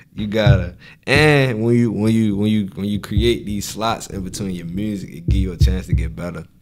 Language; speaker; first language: English; native; English